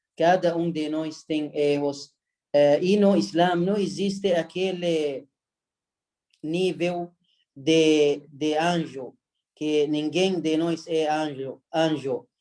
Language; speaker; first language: Portuguese; non-native, fluent; Arabic